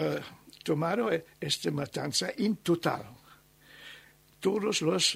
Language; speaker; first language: Spanish; non-native, learner; German